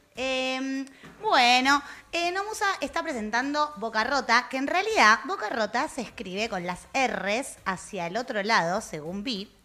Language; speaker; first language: Spanish; native; Spanish